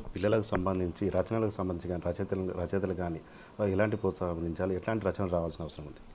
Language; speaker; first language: Telugu; native; Telugu